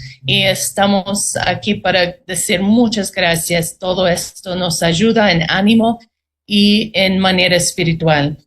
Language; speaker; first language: Spanish; non-native, fluent; English